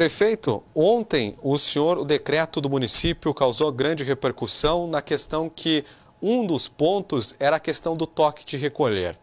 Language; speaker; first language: Portuguese; native; Portuguese